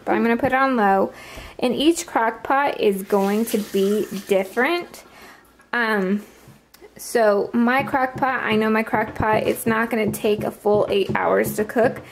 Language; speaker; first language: English; native; English